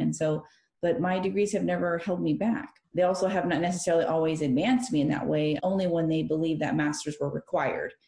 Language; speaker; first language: English; early bilingual, other home language; Spanish